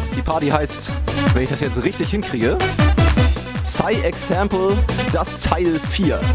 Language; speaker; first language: German; native; German